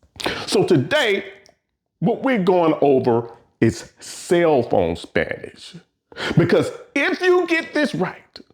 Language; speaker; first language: English; native; English